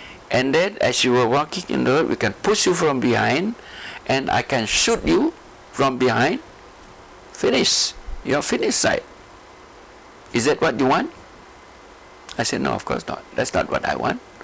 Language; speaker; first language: English; non-native, local second language; Malay